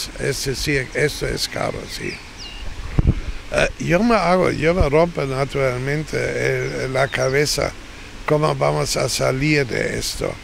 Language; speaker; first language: Spanish; non-native, fluent; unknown